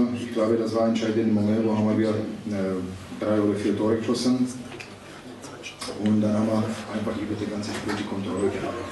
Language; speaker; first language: German; non-native, learner; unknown